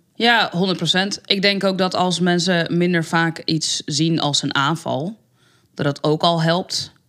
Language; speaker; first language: Dutch; native; Dutch